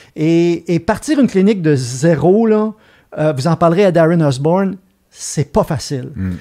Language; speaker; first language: French; native; French